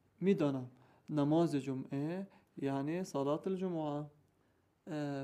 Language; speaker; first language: Persian; non-native, learner; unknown